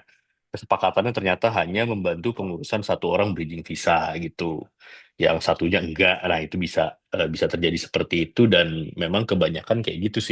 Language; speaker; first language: Indonesian; native; Indonesian